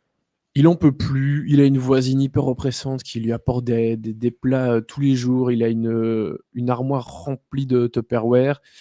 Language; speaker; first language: French; native; French